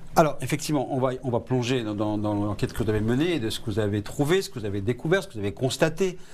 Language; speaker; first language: French; native; French